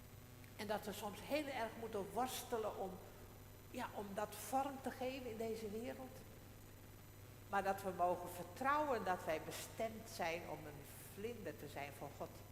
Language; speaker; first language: Dutch; non-native, local second language; Western Frisian